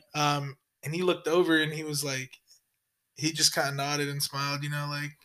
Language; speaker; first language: English; early bilingual, other home language; Spanish